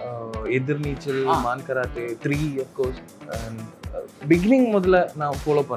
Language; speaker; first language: Tamil; non-native, learner; Malayalam